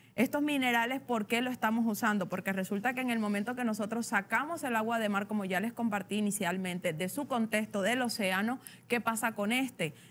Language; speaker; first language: Spanish; native; Spanish